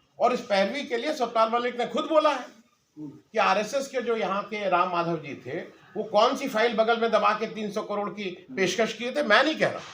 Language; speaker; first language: Hindi; native; Hindi